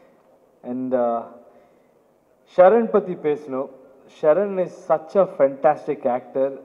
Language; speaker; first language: Tamil; non-native, learner; Kannada